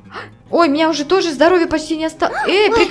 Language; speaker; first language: Russian; native; Russian